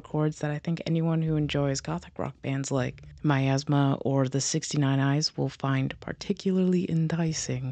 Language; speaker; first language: English; native; English